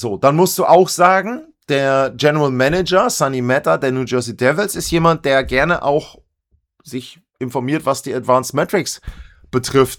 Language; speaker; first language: German; native; German